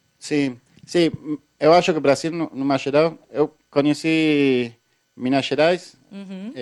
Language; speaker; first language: Portuguese; non-native, fluent; Spanish